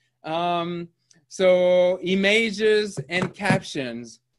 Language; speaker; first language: English; non-native, fluent; French